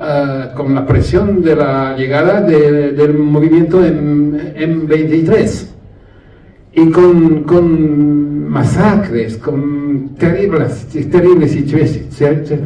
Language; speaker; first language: Spanish; non-native, learner; French